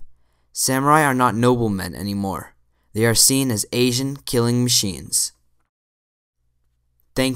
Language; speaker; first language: English; native; English